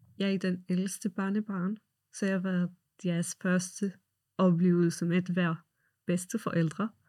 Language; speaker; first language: Danish; non-native, fluent; Arabic